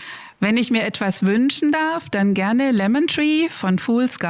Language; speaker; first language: German; native; German